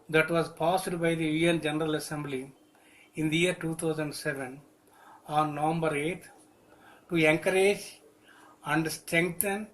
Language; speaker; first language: English; non-native, local second language; Telugu